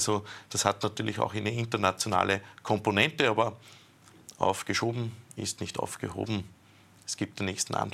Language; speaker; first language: German; native; German